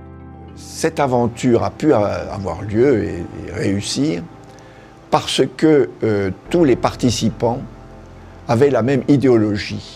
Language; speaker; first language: French; native; French